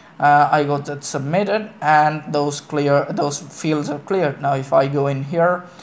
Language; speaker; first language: English; non-native, local second language; Malayalam